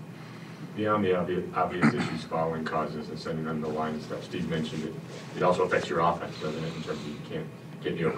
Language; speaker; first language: English; native; English